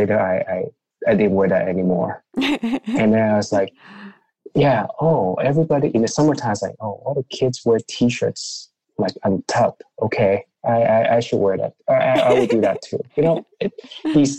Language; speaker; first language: English; non-native, local second language; Cantonese